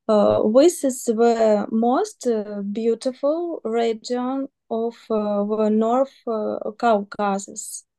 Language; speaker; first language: English; non-native, learner; Russian